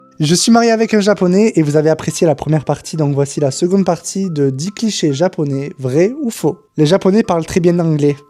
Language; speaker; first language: French; native; French